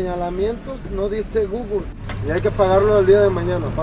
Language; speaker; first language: Spanish; native; Spanish